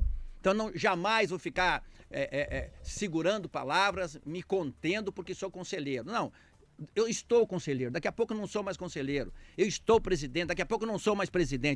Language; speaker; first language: Portuguese; native; Portuguese